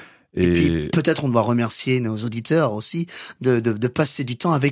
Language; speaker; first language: French; native; French